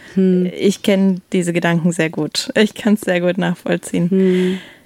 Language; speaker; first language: German; native; German